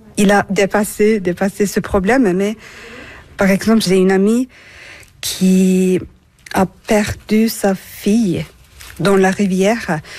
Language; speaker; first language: French; non-native, learner; Turkish